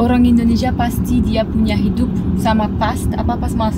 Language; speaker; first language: Indonesian; non-native, fluent; French